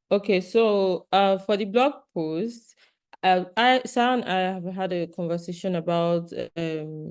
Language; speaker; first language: English; non-native, local second language; Yoruba